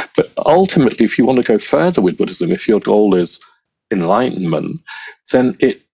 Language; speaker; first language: English; native; English